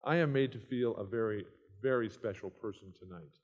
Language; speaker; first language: English; native; English